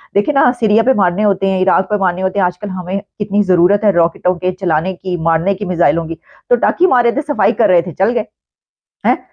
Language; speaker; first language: Urdu; native; Urdu